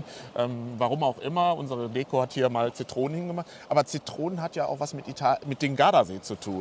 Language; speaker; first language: German; native; German